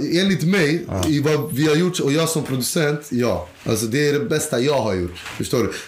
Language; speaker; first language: Swedish; native; Swedish